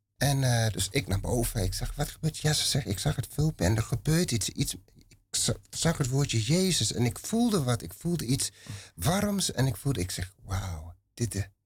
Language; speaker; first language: Dutch; native; Dutch